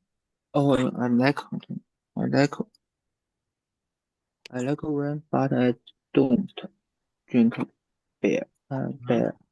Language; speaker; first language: English; non-native, learner; Chinese